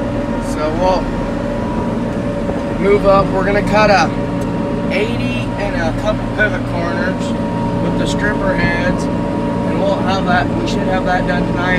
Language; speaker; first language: English; native; English